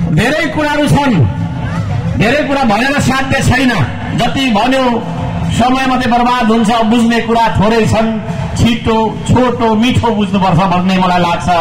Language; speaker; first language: Nepali; non-native, local second language; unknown